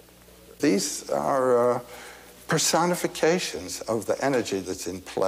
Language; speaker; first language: English; native; English